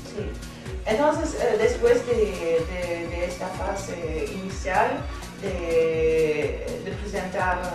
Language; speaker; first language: Spanish; non-native, fluent; German